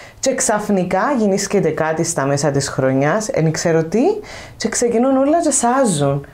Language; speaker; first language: Greek; native; Greek